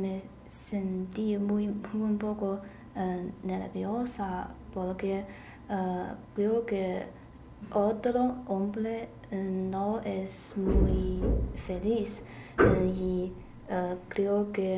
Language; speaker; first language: Spanish; non-native, learner; Chinese